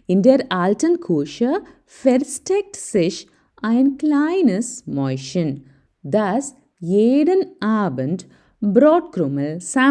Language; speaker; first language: German; non-native, fluent; Malayalam